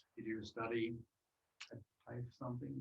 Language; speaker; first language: English; non-native, fluent; Swiss German